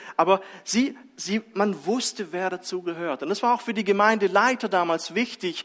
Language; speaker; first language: German; native; German